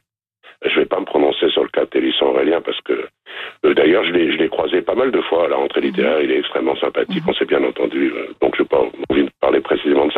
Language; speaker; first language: French; native; French